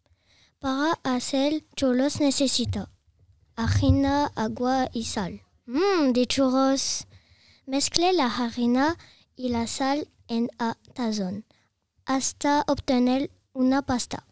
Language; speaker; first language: Spanish; non-native, learner; French